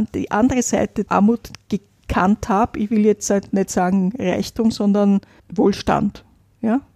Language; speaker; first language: German; native; German